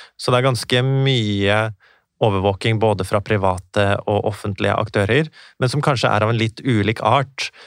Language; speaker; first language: Norwegian; native; Norwegian